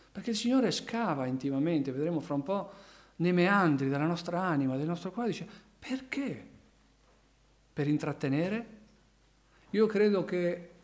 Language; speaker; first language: Italian; native; Italian